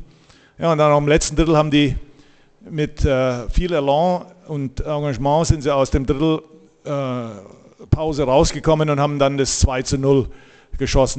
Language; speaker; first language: German; native; German